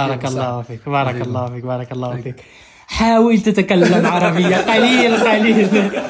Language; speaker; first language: Arabic; native; Arabic